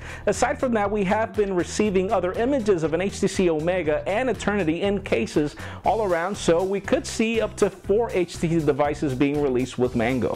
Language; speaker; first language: English; non-native, local second language; Spanish